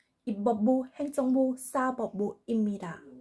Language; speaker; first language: Korean; non-native, learner; Thai